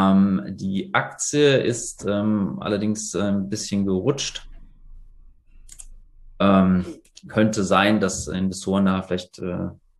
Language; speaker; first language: German; native; German